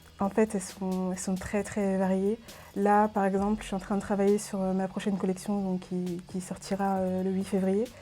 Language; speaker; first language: French; early bilingual, other home language; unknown